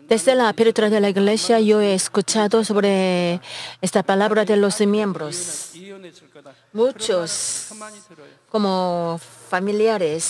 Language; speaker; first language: Spanish; non-native, fluent; Korean